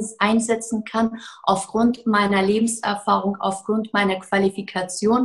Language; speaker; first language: German; non-native, fluent; Persian